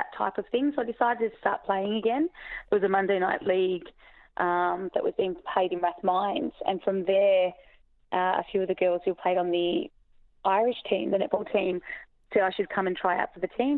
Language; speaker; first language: English; native; English